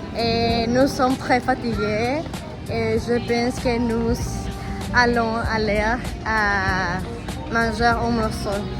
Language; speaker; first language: French; non-native, learner; Spanish